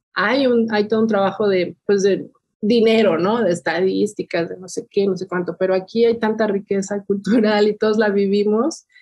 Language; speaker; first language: Spanish; native; Spanish